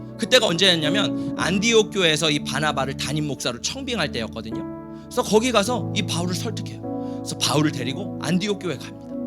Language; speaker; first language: Korean; early bilingual, heritage; Korean